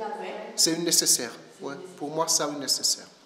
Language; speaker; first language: French; non-native, learner; German